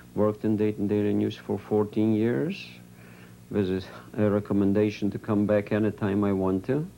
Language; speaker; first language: English; non-native, fluent; Yiddish